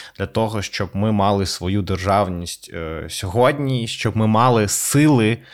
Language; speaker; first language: Ukrainian; non-native, local second language; Russian